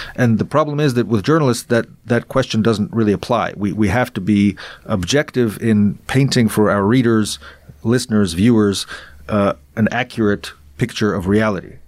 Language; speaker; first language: English; non-native, fluent; Russian